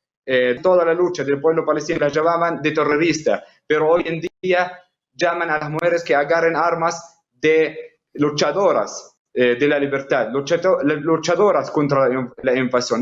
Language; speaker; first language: Spanish; non-native, fluent; Arabic